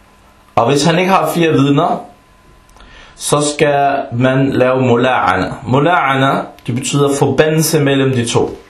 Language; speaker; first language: Danish; non-native, fluent; Arabic